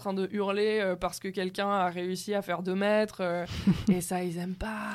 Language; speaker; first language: French; native; French